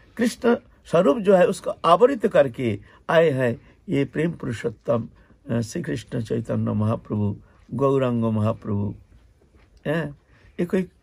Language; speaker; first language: Hindi; non-native, local second language; Bangla